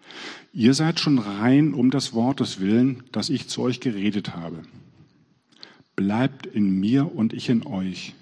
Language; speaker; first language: German; native; German